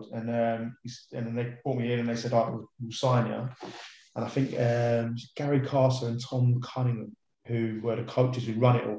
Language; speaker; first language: English; native; English